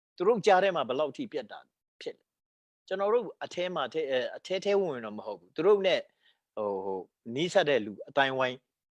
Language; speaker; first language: Burmese; non-native, local second language; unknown